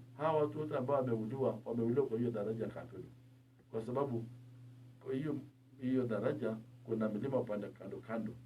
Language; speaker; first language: Swahili; non-native, local second language; Turkmen